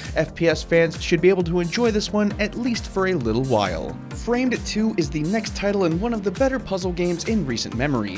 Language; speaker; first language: English; native; English